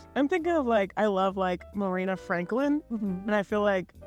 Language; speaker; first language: English; native; English